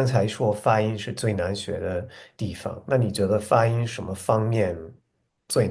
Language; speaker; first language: Chinese; non-native, fluent; English